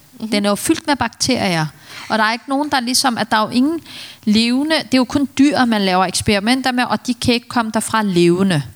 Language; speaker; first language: Danish; early bilingual, other home language; Turkish